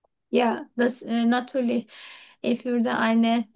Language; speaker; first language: German; non-native, learner; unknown